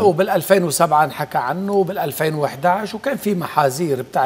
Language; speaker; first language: Arabic; native; Arabic